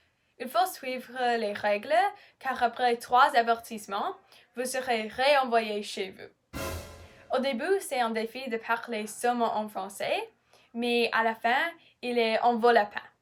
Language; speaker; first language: French; non-native, learner; English